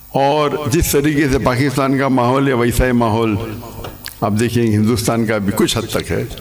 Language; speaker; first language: Urdu; non-native, local second language; English